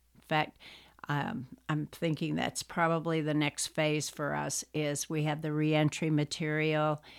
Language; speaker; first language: English; native; English